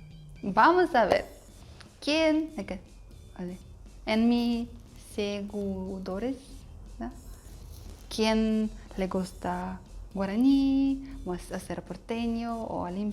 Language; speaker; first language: Spanish; non-native, learner; Russian